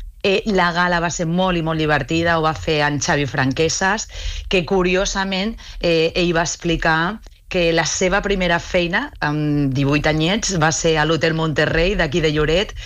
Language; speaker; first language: Catalan; native; Catalan